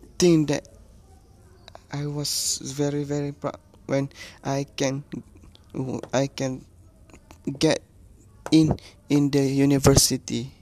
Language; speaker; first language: English; non-native, learner; Malay